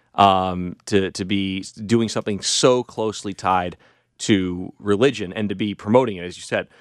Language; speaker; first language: English; native; English